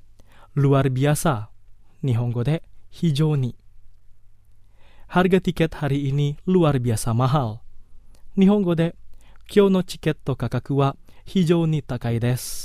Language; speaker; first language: Japanese; non-native, fluent; Indonesian